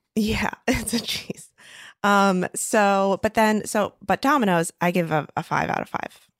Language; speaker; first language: English; native; English